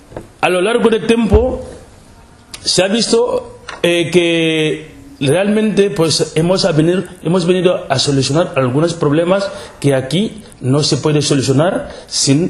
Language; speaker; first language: Spanish; non-native, local second language; Wolof